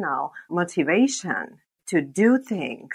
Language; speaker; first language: English; non-native, fluent; Slovak